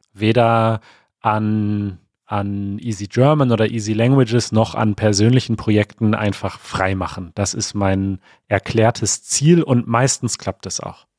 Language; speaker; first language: German; native; German